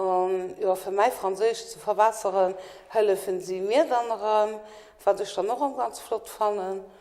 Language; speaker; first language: German; non-native, local second language; Luxembourgish